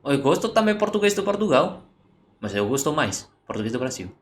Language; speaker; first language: Portuguese; non-native, learner; Indonesian